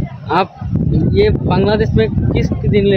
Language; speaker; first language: Hindi; non-native, learner; Bangla